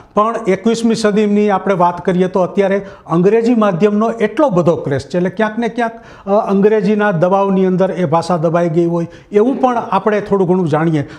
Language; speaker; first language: Gujarati; native; Gujarati